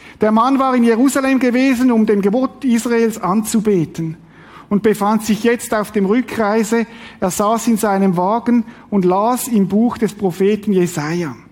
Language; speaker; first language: German; native; German